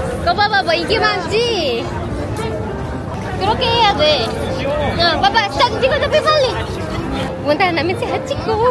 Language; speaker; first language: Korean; non-native, learner; Filipino